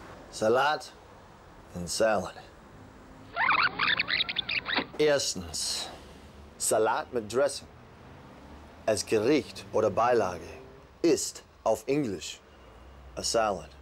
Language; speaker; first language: German; non-native, learner; English